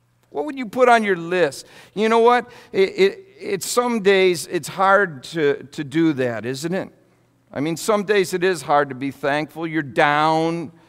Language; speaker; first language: English; native; English